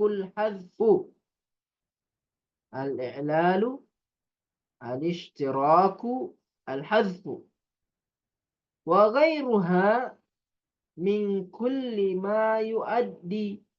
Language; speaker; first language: Arabic; non-native, fluent; Indonesian